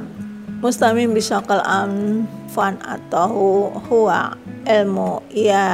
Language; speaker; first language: Arabic; non-native, fluent; Indonesian